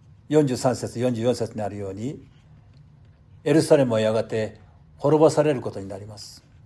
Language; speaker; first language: Japanese; native; Japanese